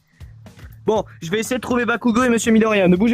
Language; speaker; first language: French; native; French